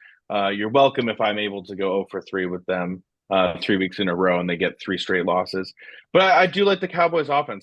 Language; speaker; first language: English; native; English